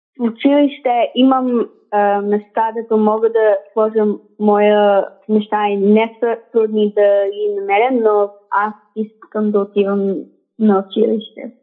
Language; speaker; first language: Bulgarian; early bilingual, heritage; Bulgarian